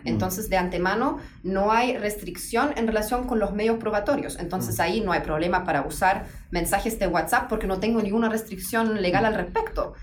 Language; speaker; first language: Spanish; non-native, fluent; German